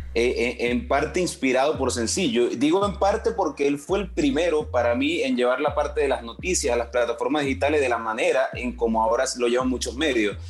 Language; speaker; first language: Spanish; native; Spanish